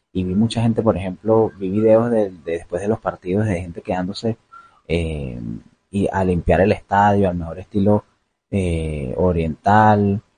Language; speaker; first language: Spanish; native; Spanish